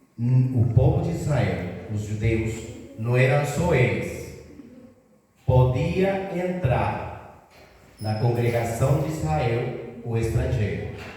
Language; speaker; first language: Portuguese; non-native, fluent; Spanish